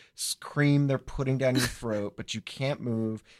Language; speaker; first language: English; native; English